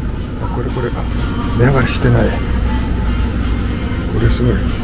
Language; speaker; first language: Japanese; native; Japanese